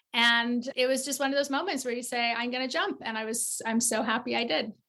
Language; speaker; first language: English; native; English